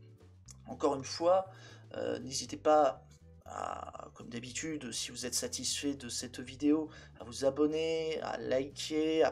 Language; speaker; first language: French; native; French